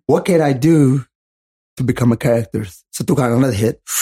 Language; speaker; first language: English; non-native, fluent; Somali